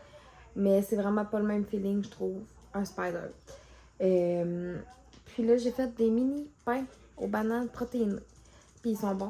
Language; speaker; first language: French; native; French